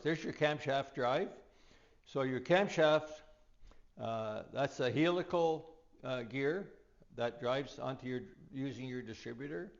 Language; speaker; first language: English; native; English